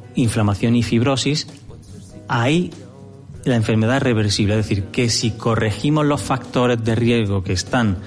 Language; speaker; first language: Spanish; native; Spanish